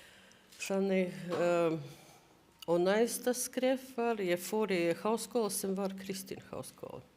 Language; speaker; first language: Icelandic; non-native, learner; Latvian